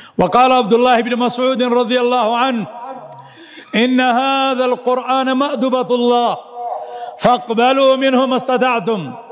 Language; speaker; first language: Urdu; non-native, local second language; Kashmiri